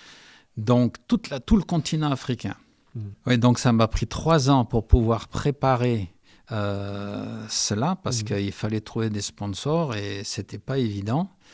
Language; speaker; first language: French; early bilingual, heritage; French